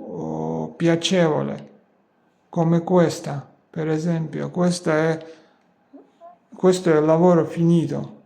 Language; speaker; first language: Italian; non-native, learner; Georgian